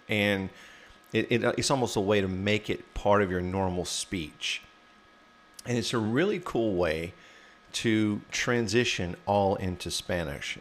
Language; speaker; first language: English; native; English